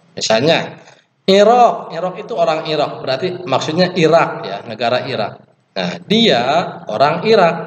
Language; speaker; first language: Indonesian; native; Indonesian